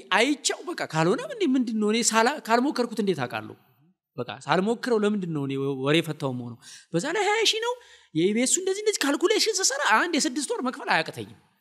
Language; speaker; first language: Amharic; native; Amharic